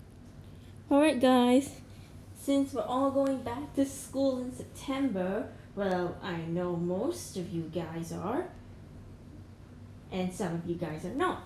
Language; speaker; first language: English; native; English